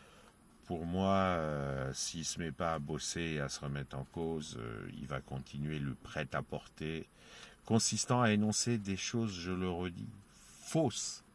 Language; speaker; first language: French; native; French